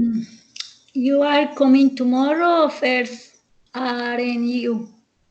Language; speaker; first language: English; non-native, learner; Spanish